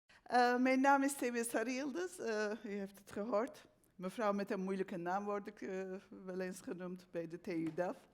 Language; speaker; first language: Dutch; non-native, fluent; Turkish